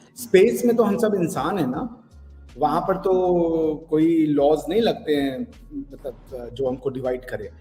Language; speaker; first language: Hindi; native; Hindi